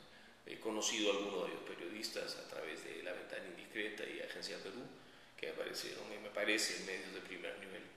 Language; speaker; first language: Spanish; native; Spanish